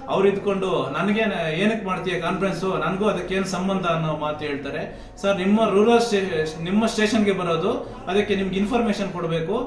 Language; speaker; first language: Kannada; native; Kannada